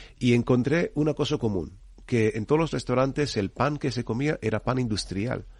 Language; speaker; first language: Spanish; non-native, fluent; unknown